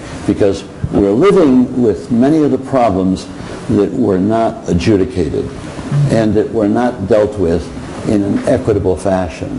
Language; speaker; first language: English; native; English